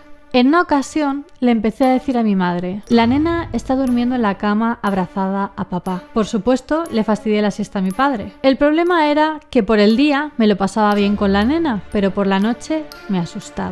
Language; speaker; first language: Spanish; native; Spanish